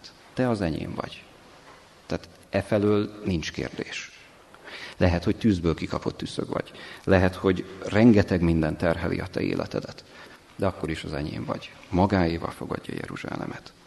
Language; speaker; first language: Hungarian; native; Hungarian